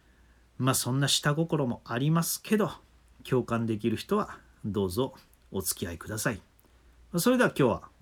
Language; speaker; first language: Japanese; native; Japanese